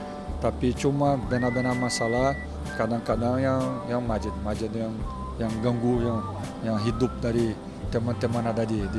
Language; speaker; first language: Indonesian; non-native, learner; Portuguese